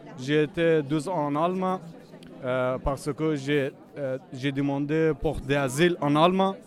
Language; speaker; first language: French; non-native, learner; Persian